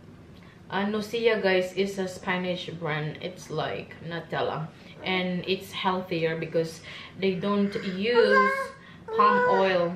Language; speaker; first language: English; non-native, local second language; Filipino